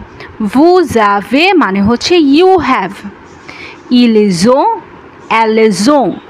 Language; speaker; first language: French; non-native, fluent; Bangla